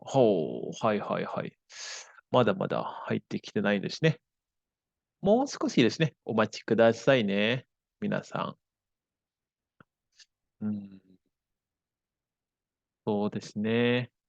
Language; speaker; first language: Japanese; non-native, fluent; Indonesian